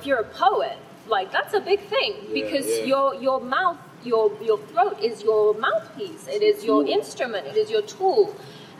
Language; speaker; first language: English; non-native, fluent; Thai